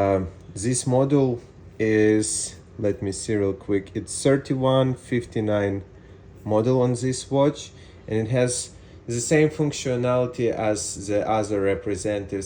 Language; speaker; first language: English; non-native, fluent; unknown